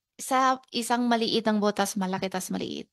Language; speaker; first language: Filipino; non-native, learner; Chinese